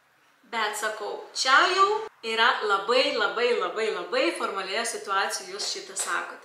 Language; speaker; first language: Lithuanian; non-native, local second language; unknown